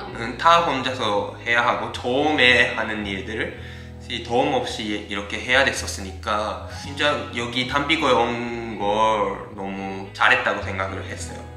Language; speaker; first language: Korean; non-native, fluent; Japanese